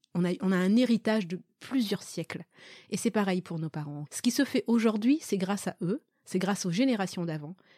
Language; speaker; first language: French; early bilingual, other home language; Malagasy